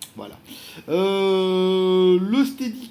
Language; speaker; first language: French; native; French